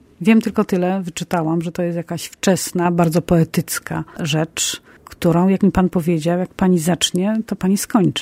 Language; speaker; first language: Polish; native; Polish